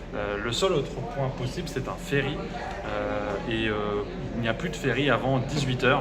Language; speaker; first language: French; native; French